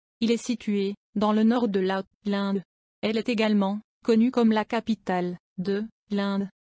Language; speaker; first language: French; non-native, fluent; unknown